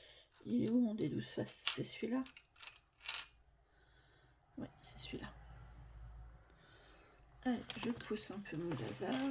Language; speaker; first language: French; native; French